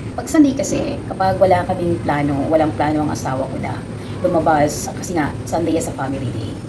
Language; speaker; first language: Filipino; native; Filipino